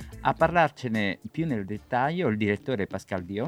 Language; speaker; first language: Italian; native; Italian